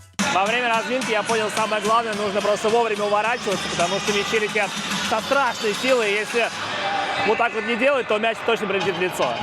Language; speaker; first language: Russian; native; Russian